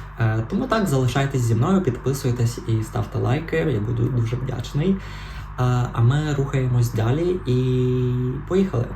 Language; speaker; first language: Ukrainian; non-native, local second language; Russian